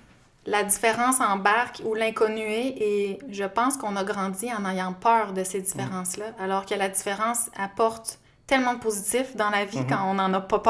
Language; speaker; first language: French; native; French